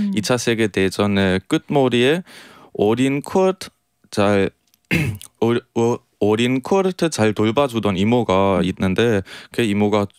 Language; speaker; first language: Korean; non-native, fluent; German